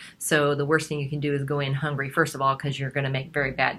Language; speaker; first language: English; native; English